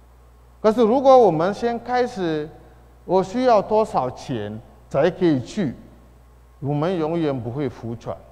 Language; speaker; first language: Chinese; non-native, fluent; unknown